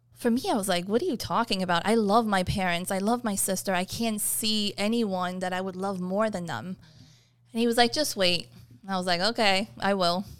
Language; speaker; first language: English; early bilingual, other home language; Persian